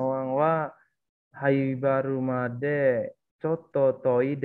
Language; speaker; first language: Japanese; non-native, fluent; Indonesian